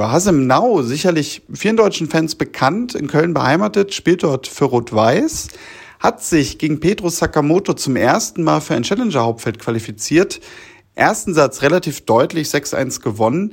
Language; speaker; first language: German; native; German